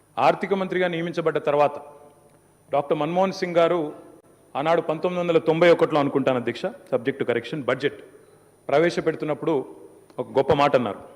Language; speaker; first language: Telugu; native; Telugu